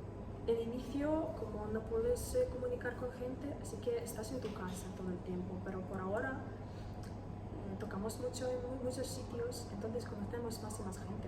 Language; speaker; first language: Spanish; non-native, learner; Ukrainian